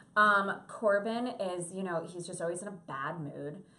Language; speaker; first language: English; native; English